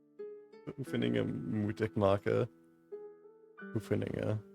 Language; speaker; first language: Dutch; non-native, learner; English